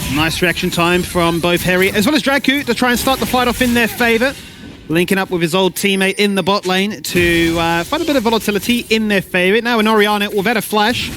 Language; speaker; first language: English; native; English